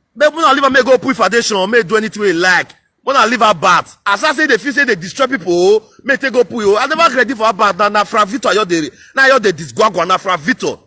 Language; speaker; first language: Nigerian Pidgin; non-native, local second language; Bini